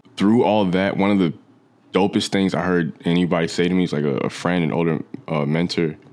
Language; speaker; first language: English; native; English